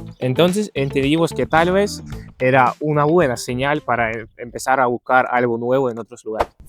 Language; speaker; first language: Spanish; non-native, fluent; Ukrainian